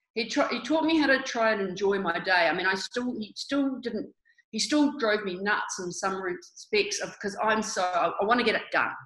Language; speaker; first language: English; native; English